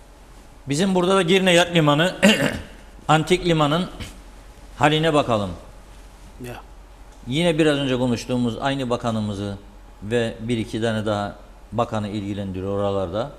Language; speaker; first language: Turkish; native; Turkish